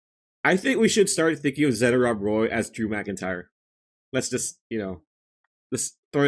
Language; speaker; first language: English; native; English